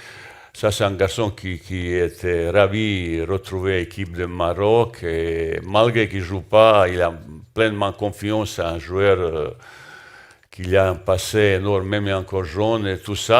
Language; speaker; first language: French; non-native, learner; Bosnian